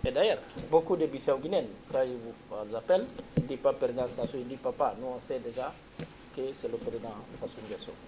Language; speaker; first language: French; non-native, fluent; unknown